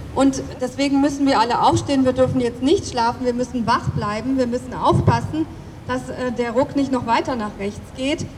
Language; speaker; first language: German; native; German